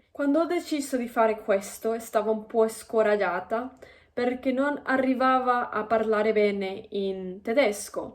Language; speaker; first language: Italian; non-native, fluent; Spanish